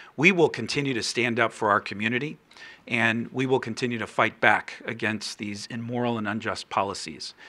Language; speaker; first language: English; early bilingual, other home language; Spanish